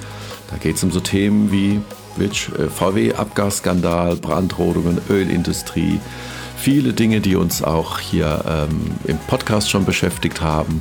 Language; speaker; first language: German; native; German